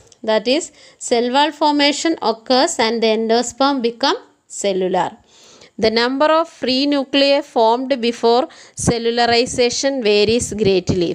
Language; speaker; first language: English; non-native, local second language; Malayalam